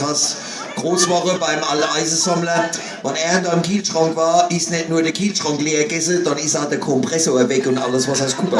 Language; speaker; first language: German; native; German